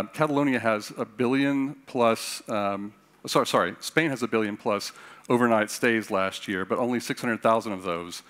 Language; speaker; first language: English; native; English